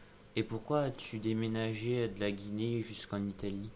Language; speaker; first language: French; native; French